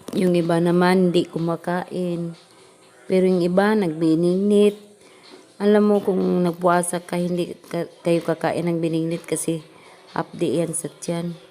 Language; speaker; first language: Filipino; non-native, local second language; Cebuano